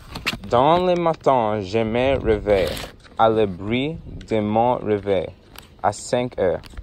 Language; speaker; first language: French; non-native, learner; English